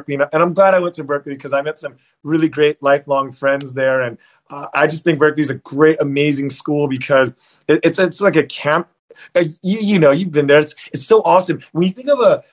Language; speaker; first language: English; native; English